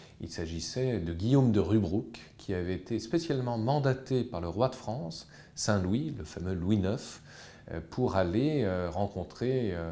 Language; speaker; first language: French; native; French